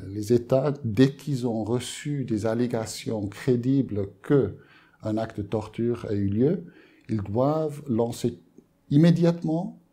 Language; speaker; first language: French; native; French